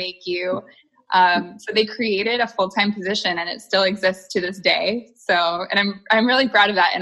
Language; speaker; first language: English; native; English